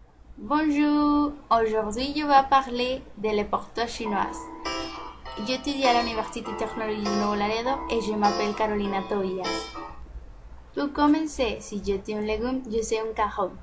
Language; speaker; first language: French; non-native, learner; Spanish